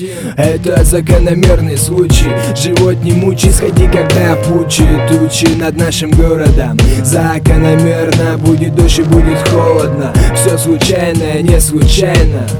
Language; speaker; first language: Russian; native; Russian